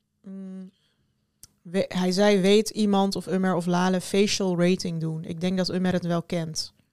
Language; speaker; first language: Dutch; early bilingual, other home language; Turkish